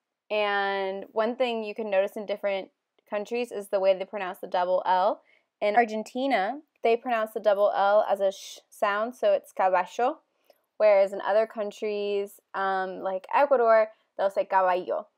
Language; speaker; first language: English; native; English